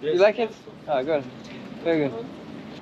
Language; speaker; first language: English; non-native, learner; French